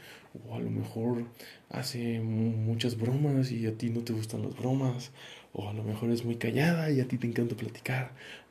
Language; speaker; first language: Spanish; native; Spanish